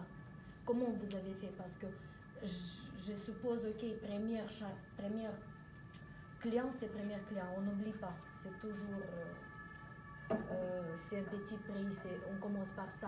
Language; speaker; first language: French; non-native, learner; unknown